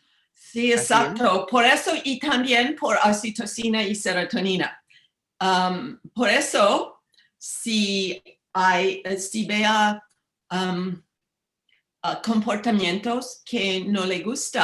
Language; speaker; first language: Spanish; non-native, learner; English